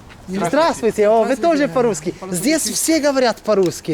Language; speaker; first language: Russian; non-native, learner; Italian